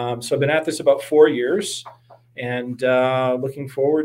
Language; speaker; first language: English; native; English